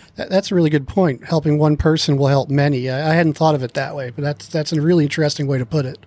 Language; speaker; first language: English; native; English